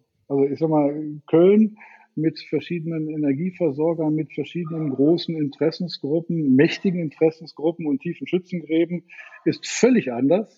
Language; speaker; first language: German; native; German